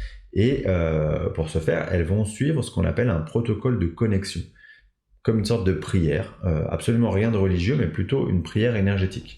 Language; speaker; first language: French; native; French